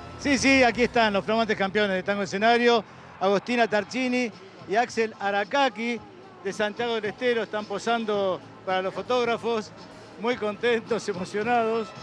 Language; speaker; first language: Spanish; native; Spanish